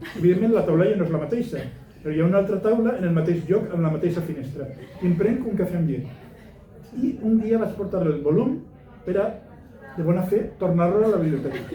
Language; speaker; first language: Catalan; non-native, local second language; Spanish